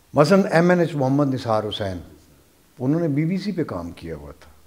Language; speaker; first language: Urdu; non-native, local second language; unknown